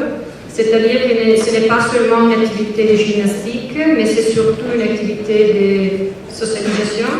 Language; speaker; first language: French; non-native, learner; Italian